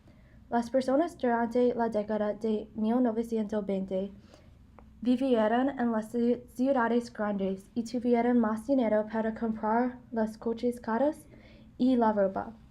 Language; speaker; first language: Spanish; non-native, learner; English